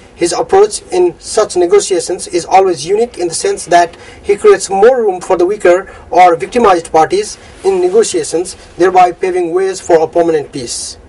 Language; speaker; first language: English; non-native, local second language; Nepali